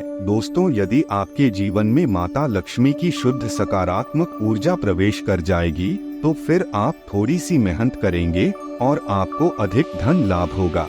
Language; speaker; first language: Hindi; native; Hindi